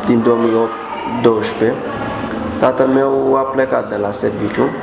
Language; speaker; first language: Romanian; non-native, learner; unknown